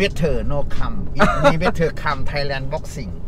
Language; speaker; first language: English; non-native, learner; Thai